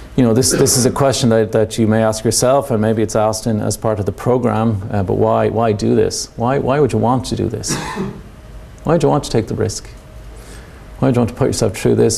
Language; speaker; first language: English; native; English